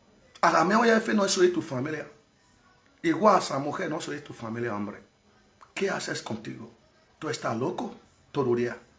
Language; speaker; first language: Spanish; non-native, learner; Bini